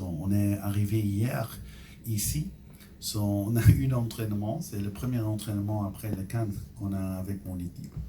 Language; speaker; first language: French; non-native, local second language; Dutch